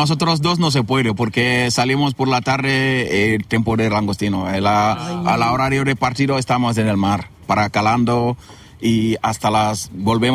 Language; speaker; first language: Spanish; non-native, learner; Wolof